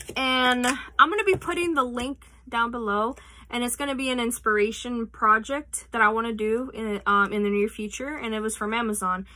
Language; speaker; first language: English; native; English